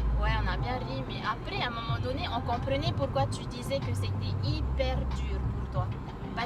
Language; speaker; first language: French; native; French